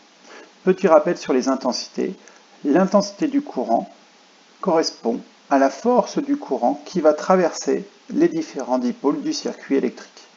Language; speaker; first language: French; native; French